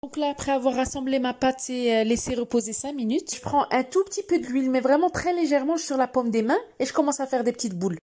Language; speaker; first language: French; non-native, local second language; Arabic